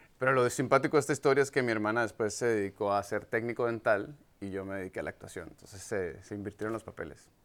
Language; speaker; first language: Spanish; native; Spanish